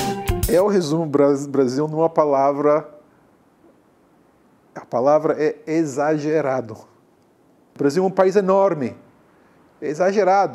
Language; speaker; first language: Portuguese; non-native, fluent; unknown